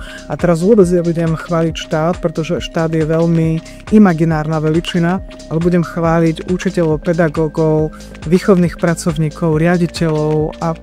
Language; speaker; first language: Slovak; native; Slovak